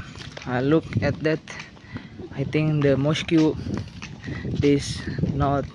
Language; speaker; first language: English; non-native, learner; Indonesian